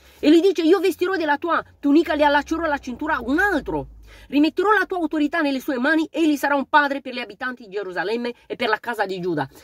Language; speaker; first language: Italian; non-native, fluent; Romanian